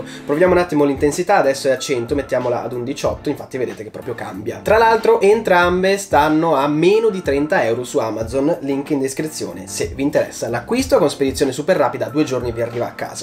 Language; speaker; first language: Italian; native; Italian